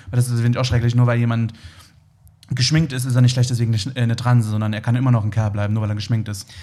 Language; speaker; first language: German; native; German